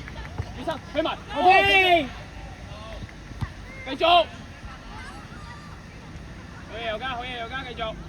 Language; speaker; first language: Cantonese; native; Cantonese